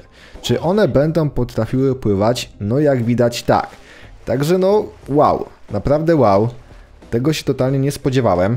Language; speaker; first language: Polish; native; Polish